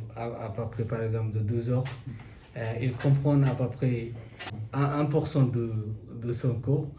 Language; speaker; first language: French; non-native, learner; Bangla